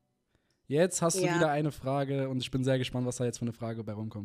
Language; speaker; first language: German; native; German